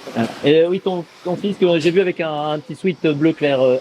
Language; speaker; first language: French; native; French